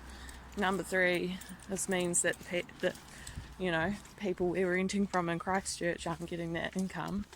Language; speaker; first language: English; native; English